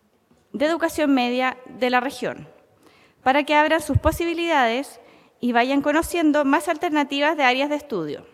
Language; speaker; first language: Spanish; native; Spanish